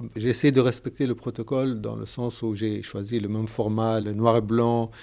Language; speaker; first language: French; non-native, fluent; Arabic